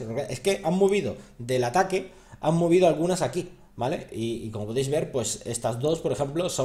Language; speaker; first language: Spanish; native; Spanish